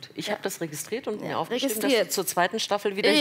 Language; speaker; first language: German; native; German